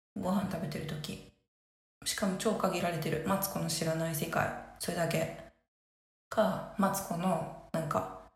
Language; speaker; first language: Japanese; native; Japanese